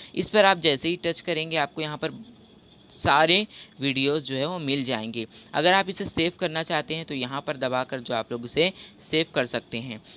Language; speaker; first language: Urdu; native; Urdu